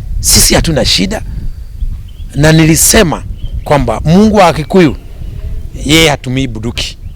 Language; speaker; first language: Swahili; non-native, local second language; Kikuyu